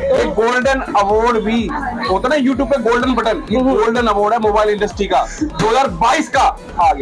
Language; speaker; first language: Hindi; native; Hindi